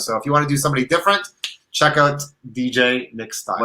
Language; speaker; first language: English; native; English